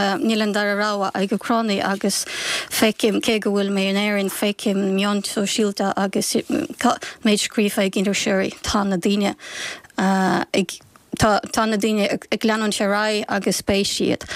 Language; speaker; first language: Irish; non-native, fluent; Ukrainian